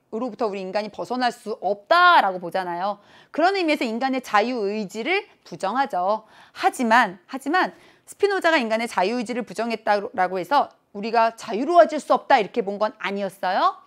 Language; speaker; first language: Korean; native; Korean